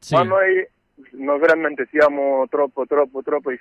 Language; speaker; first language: Italian; non-native, learner; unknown